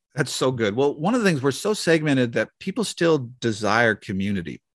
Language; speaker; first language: English; native; English